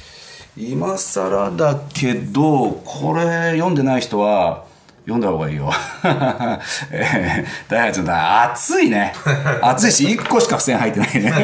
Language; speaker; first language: Japanese; native; Japanese